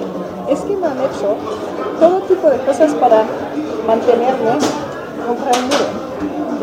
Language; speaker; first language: Spanish; non-native, fluent; German